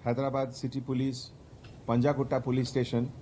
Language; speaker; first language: Hindi; non-native, local second language; Telugu